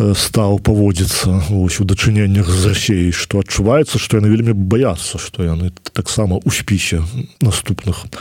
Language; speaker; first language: Belarusian; native; Belarusian